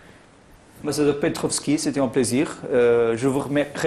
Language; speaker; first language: French; non-native, fluent; Portuguese